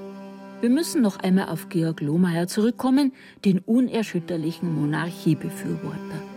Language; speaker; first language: German; native; German